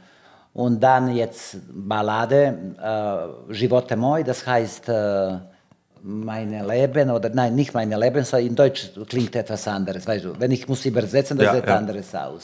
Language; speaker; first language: German; non-native, learner; Serbian